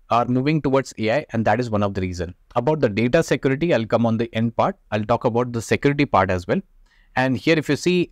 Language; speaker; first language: English; non-native, local second language; Hindi